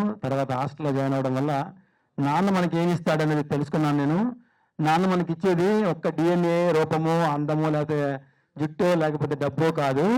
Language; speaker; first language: Telugu; native; Telugu